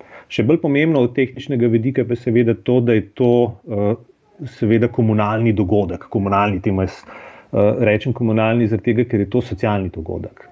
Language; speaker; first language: Slovenian; native; Slovenian